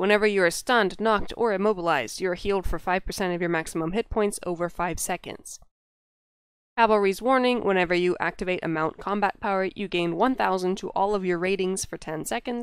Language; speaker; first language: English; native; English